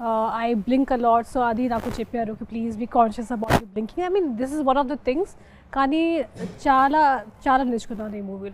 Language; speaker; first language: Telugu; non-native, local second language; Hindi